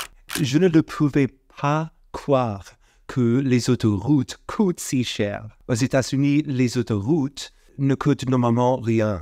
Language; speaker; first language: French; non-native, fluent; English